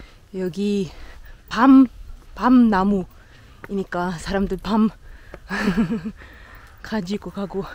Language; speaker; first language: Korean; non-native, learner; German